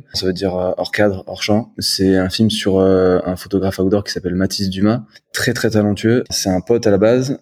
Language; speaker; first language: French; native; French